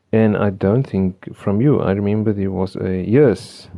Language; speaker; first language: English; non-native, local second language; Afrikaans